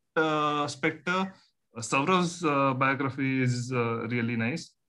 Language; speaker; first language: English; non-native, local second language; Marathi